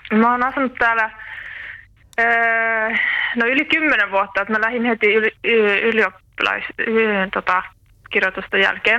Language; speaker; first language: Finnish; non-native, local second language; Swedish